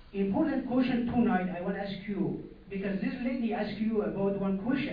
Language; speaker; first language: English; non-native, learner; Persian